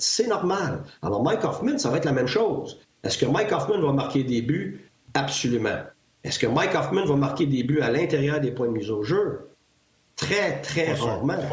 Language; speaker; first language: French; native; French